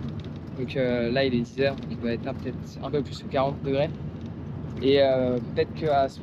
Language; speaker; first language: French; native; French